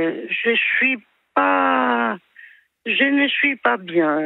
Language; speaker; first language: French; early bilingual, other home language; Greek